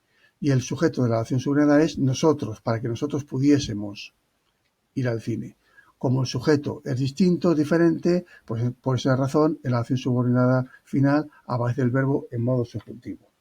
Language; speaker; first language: Spanish; native; Spanish